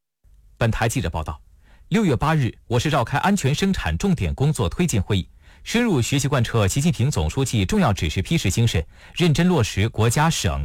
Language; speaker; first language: Chinese; native; Chinese